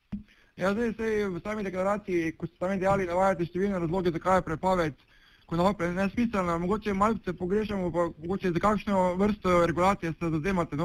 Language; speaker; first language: Slovenian; native; Slovenian